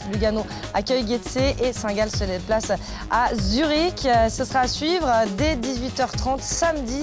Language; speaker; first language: French; native; French